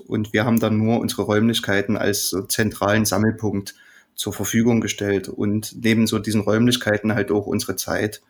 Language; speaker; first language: German; native; German